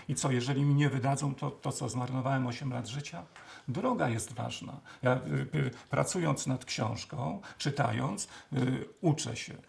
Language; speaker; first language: Polish; native; Polish